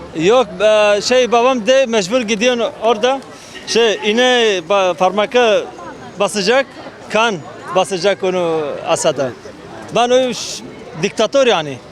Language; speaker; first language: Turkish; non-native, learner; Arabic